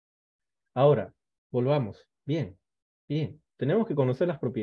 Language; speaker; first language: Spanish; native; Spanish